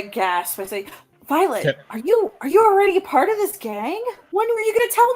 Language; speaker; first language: English; native; English